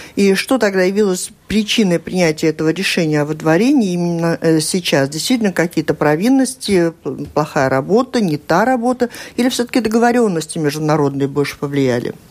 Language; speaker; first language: Russian; native; Russian